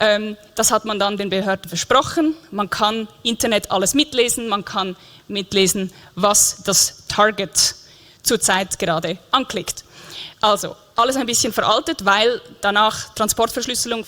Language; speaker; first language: German; native; German